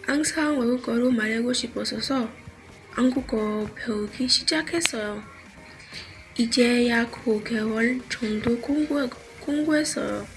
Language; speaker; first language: Korean; non-native, learner; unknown